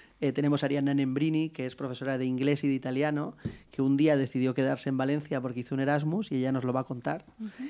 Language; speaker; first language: Spanish; native; Spanish